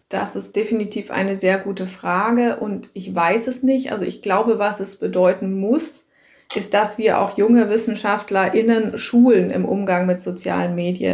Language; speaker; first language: German; native; German